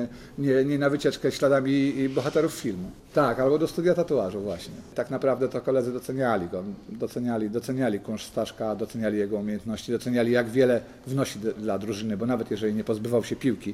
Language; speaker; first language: Polish; native; Polish